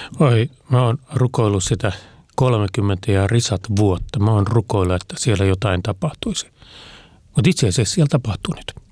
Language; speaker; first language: Finnish; native; Finnish